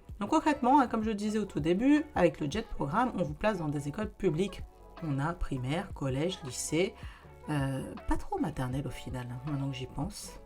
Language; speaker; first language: French; native; French